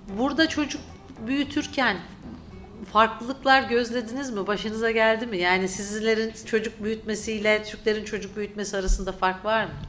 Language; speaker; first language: Turkish; native; Turkish